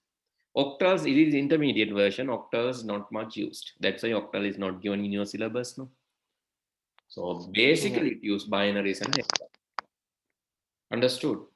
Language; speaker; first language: English; non-native, local second language; Sinhala